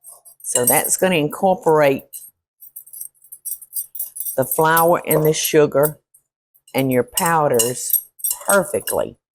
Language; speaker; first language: English; native; English